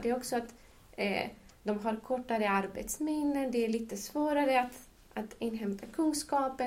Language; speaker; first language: Swedish; non-native, fluent; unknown